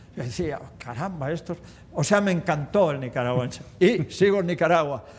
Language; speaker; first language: Spanish; native; Spanish